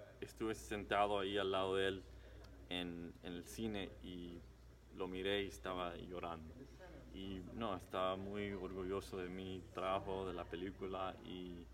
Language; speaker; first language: Spanish; early bilingual, heritage; English